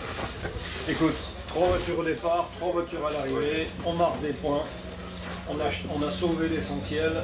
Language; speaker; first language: French; native; French